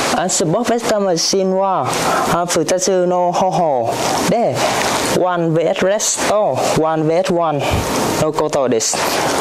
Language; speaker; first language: Japanese; non-native, learner; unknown